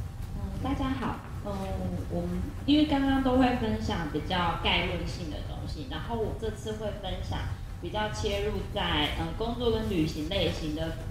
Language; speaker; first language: Chinese; native; Chinese